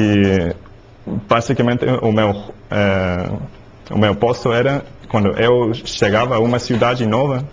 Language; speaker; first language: Portuguese; non-native, learner; English